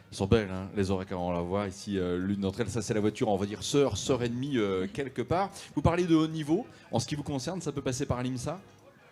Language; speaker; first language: French; native; French